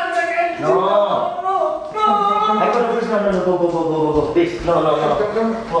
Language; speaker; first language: English; non-native, learner; Malay